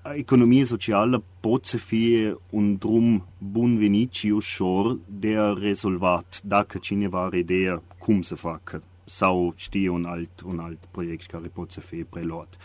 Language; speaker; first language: Romanian; non-native, fluent; German